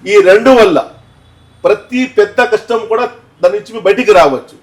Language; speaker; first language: Telugu; non-native, fluent; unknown